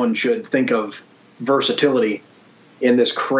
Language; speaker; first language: English; native; English